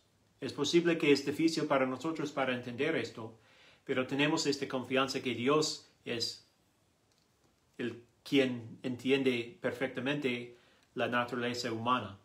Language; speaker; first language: Spanish; non-native, learner; English